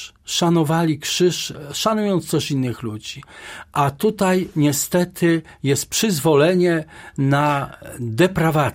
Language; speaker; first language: Polish; native; Polish